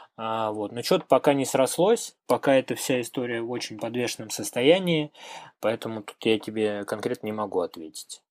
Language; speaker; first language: Russian; native; Russian